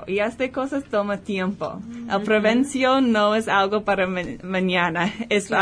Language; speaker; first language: Spanish; early bilingual, heritage; Spanish